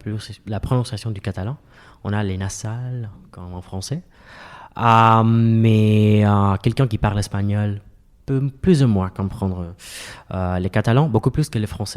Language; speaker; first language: French; non-native, fluent; Spanish